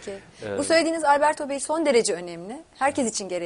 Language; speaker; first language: Turkish; native; Turkish